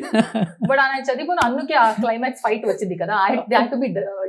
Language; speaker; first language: Telugu; non-native, learner; Kannada